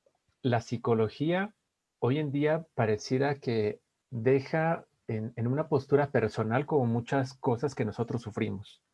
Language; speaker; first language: Spanish; native; Spanish